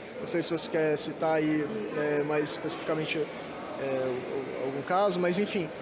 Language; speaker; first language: Portuguese; native; Portuguese